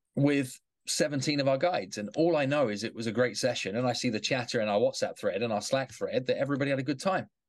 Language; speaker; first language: English; native; English